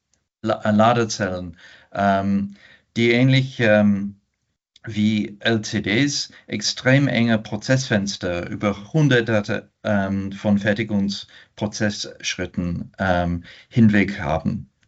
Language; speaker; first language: German; non-native, fluent; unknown